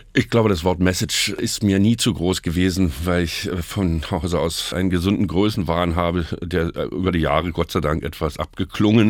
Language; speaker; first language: German; native; German